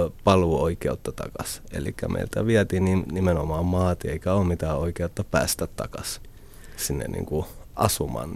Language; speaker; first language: Finnish; early bilingual, other home language; Arabic